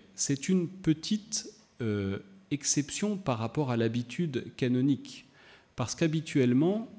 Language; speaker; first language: French; native; French